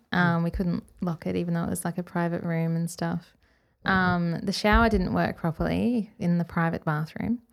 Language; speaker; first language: English; native; English